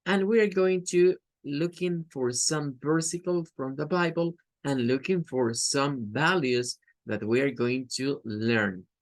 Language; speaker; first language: English; non-native, learner; Spanish